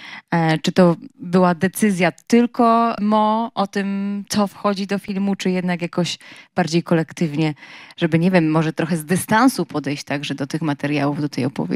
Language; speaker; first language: Polish; native; Polish